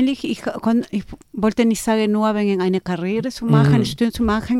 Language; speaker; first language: German; non-native, fluent; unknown